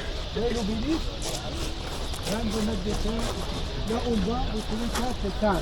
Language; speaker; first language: French; non-native, fluent; Arabic